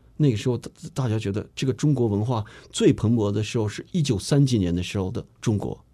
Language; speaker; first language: Chinese; early bilingual, heritage; Chinese